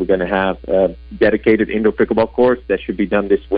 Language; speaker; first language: English; non-native, fluent; Dutch